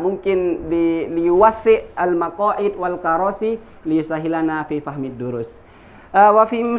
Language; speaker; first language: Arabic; non-native, fluent; Indonesian